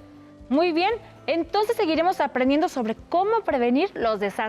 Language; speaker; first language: Spanish; native; Spanish